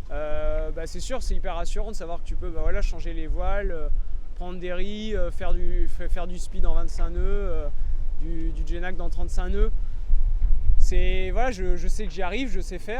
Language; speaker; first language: French; native; French